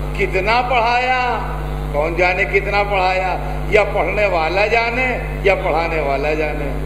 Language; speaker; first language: Urdu; native; Urdu